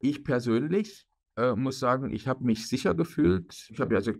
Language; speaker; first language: German; native; German